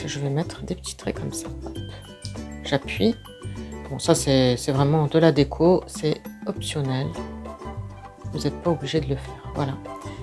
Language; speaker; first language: French; native; French